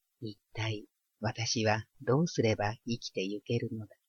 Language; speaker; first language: Japanese; native; Japanese